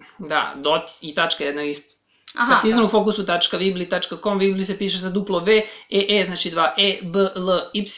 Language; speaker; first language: Serbian; native; Serbian